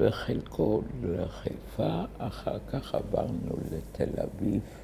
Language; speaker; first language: Hebrew; early bilingual, other home language; German